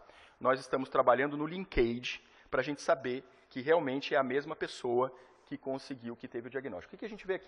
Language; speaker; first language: Portuguese; native; Portuguese